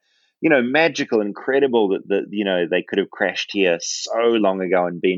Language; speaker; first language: English; native; English